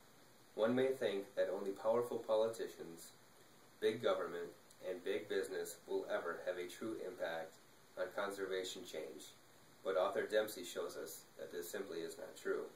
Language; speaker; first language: English; native; English